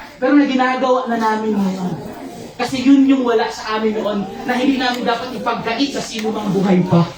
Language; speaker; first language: Filipino; non-native, local second language; Cebuano